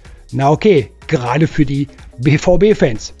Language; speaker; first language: German; native; German